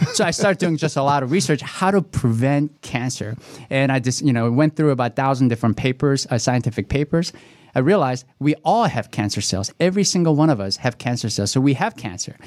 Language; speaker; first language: English; early bilingual, other home language; Korean